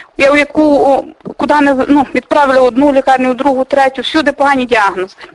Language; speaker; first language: Ukrainian; native; Ukrainian